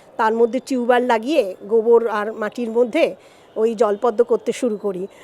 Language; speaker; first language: Bangla; native; Bangla